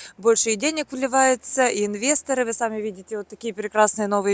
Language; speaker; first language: Russian; native; Russian